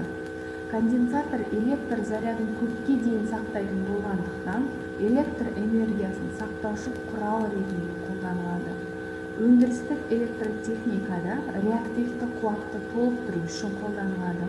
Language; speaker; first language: Kazakh; native; Kazakh